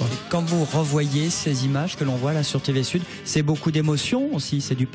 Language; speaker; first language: French; native; French